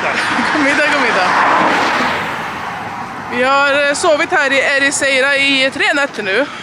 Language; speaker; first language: Swedish; native; Swedish